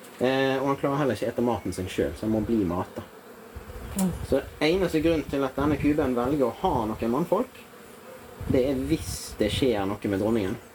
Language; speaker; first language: Norwegian; native; Norwegian